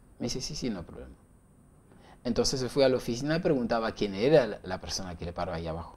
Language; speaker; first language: Spanish; non-native, learner; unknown